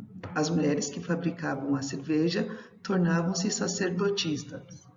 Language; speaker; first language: Portuguese; native; Portuguese